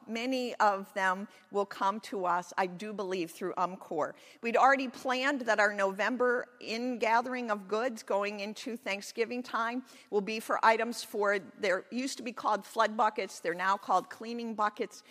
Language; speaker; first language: English; native; English